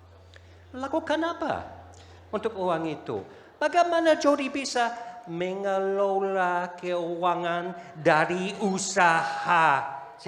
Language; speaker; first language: Indonesian; non-native, fluent; English